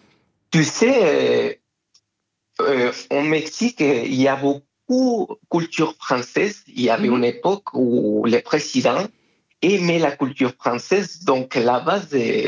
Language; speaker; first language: French; non-native, fluent; Spanish